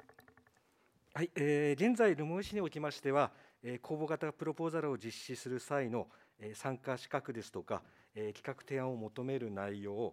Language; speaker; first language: Japanese; native; Japanese